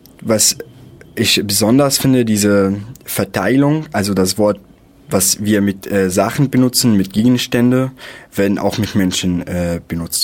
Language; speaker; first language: German; non-native, fluent; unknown